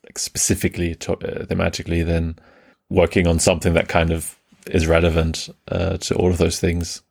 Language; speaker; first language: English; early bilingual, other home language; German